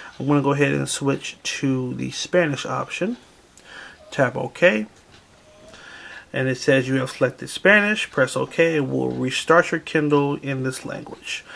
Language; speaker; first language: English; native; English